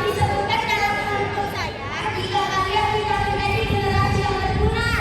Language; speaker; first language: Indonesian; native; Indonesian